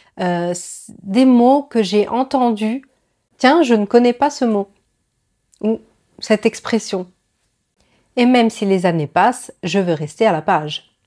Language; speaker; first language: French; native; French